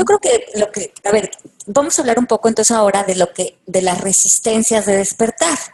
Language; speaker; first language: Spanish; native; Spanish